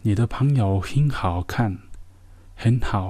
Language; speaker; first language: Chinese; non-native, learner; Mongolian